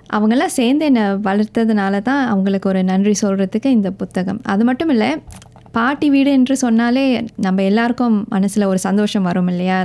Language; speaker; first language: Tamil; native; Tamil